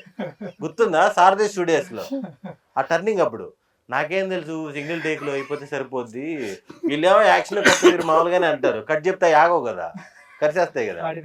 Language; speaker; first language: Telugu; native; Telugu